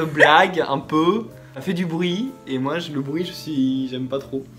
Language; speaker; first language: French; native; French